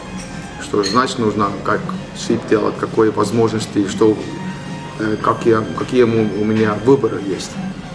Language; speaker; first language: Russian; non-native, learner; Estonian